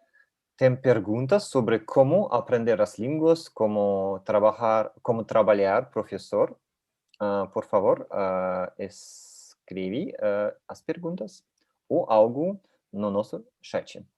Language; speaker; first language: Portuguese; non-native, learner; Russian